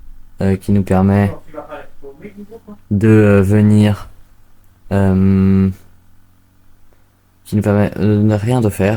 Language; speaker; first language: French; native; French